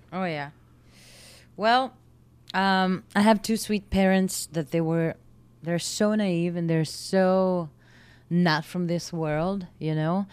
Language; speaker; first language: English; non-native, fluent; Hebrew